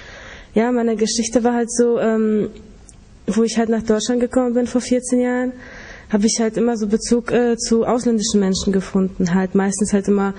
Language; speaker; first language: German; early bilingual, other home language; Polish